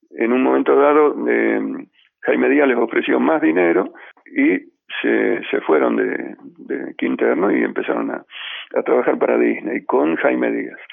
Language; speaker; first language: Spanish; native; Spanish